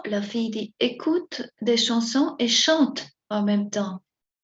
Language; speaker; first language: French; non-native, fluent; Spanish